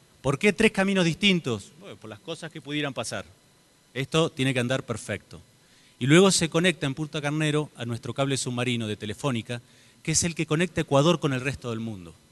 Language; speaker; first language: Spanish; native; Spanish